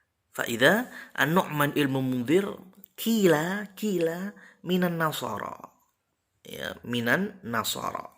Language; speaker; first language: Arabic; non-native, fluent; Indonesian